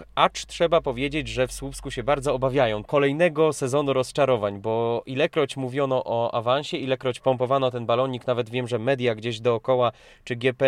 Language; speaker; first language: Polish; native; Polish